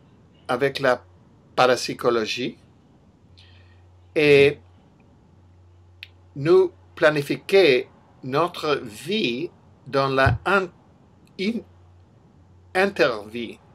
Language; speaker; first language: French; non-native, learner; English